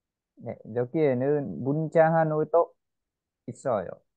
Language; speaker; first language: Korean; non-native, learner; Vietnamese